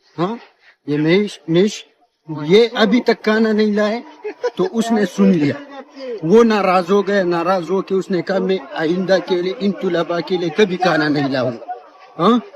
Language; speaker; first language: Urdu; native; Urdu